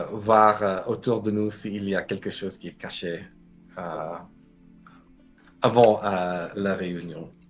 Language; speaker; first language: French; non-native, fluent; English